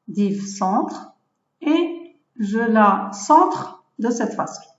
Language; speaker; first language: French; non-native, local second language; Arabic